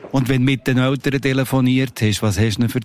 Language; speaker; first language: German; native; German